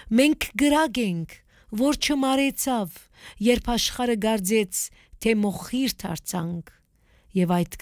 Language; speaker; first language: Armenian; early bilingual, heritage; Armenian